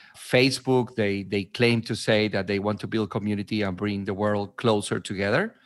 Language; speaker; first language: English; non-native, fluent; Spanish